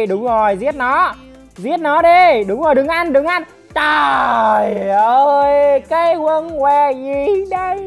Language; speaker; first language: Vietnamese; native; Vietnamese